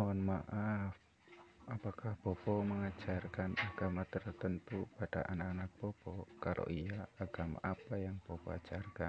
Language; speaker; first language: Indonesian; native; Indonesian